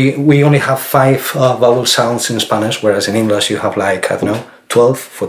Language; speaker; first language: English; non-native, fluent; Spanish